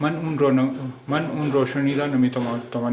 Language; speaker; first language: Persian; non-native, fluent; Urdu